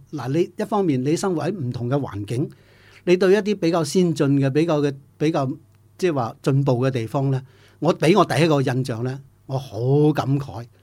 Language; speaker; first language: Cantonese; native; Cantonese